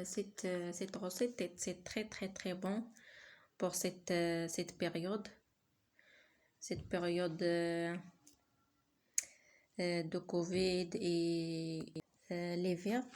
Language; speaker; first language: French; non-native, learner; Arabic